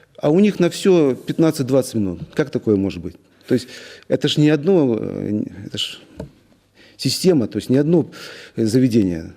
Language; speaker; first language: Russian; native; Russian